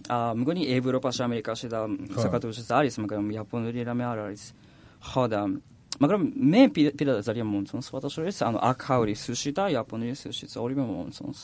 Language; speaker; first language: Georgian; non-native, learner; Japanese